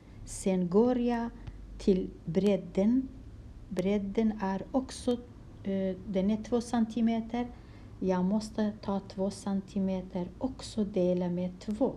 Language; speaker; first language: Swedish; non-native, fluent; Kurdish